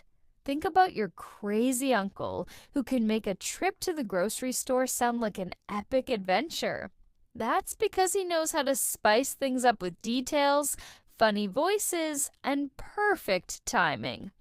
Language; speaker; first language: English; non-native, fluent; Spanish